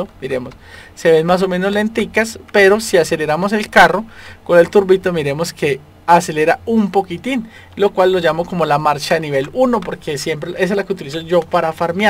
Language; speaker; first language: Spanish; native; Spanish